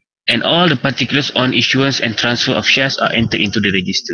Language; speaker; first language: English; non-native, local second language; Malay